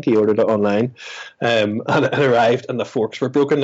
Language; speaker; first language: English; native; English